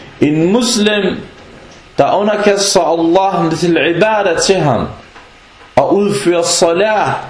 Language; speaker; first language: Danish; non-native, fluent; Arabic